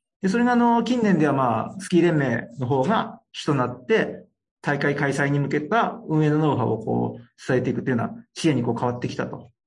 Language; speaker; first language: Japanese; native; Japanese